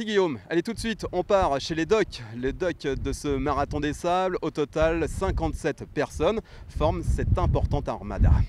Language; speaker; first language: French; native; French